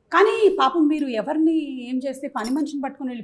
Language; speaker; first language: Telugu; native; Telugu